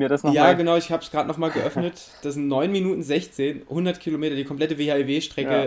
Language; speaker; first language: German; native; German